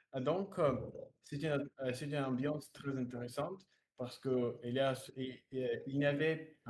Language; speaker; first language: French; non-native, learner; Russian